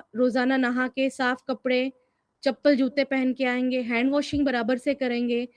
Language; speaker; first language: Hindi; non-native, local second language; Marathi